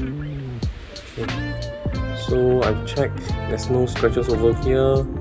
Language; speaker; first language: English; non-native, local second language; Chinese